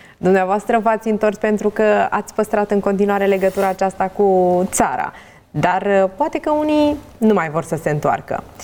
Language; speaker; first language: Romanian; native; Romanian